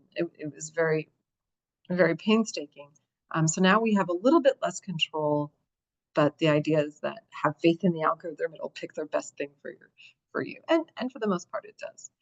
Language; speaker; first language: English; native; English